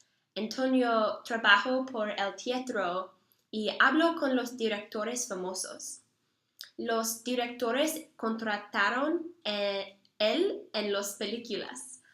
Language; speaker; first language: Spanish; non-native, learner; English